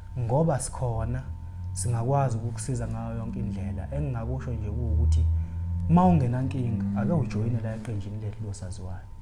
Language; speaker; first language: Zulu; native; Zulu